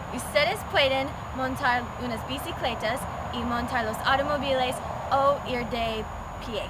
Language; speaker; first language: Spanish; non-native, learner; English